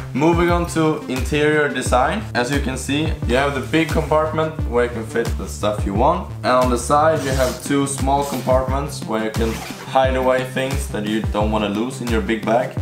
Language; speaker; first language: English; non-native, fluent; Swedish